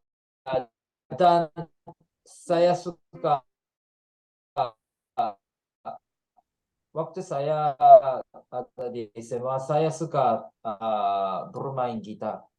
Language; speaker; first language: Indonesian; non-native, learner; Japanese